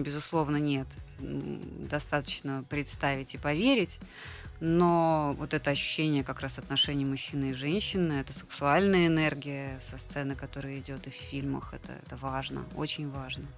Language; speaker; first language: Russian; native; Russian